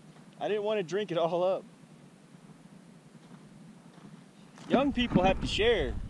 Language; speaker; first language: English; native; English